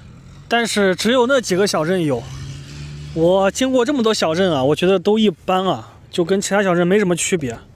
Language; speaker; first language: Chinese; native; Chinese